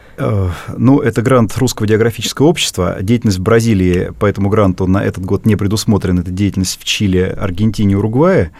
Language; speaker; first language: Russian; native; Russian